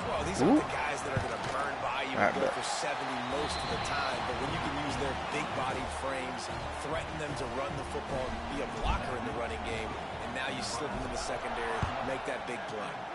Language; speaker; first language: English; native; English